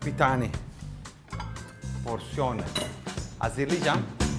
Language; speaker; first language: Turkish; non-native, learner; Italian